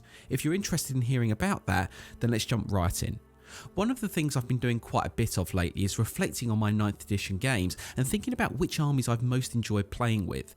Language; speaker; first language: English; native; English